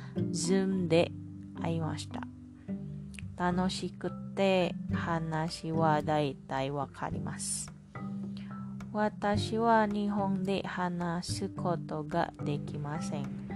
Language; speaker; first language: Japanese; non-native, learner; Indonesian